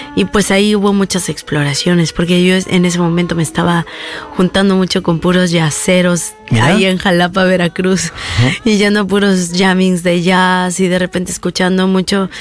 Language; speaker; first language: Spanish; native; Spanish